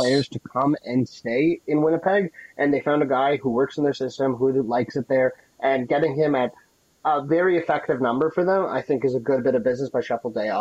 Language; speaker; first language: English; native; English